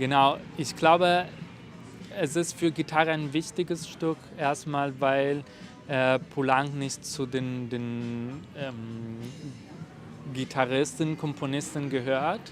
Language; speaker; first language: German; non-native, fluent; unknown